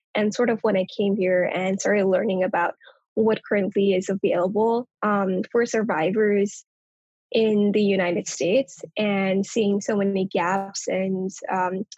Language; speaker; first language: English; non-native, local second language; Nepali